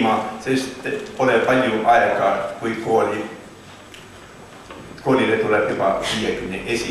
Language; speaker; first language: Estonian; native; Estonian